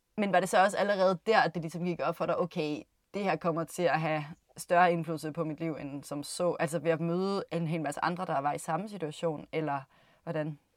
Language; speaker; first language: Danish; native; Danish